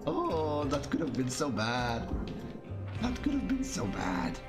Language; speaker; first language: English; native; English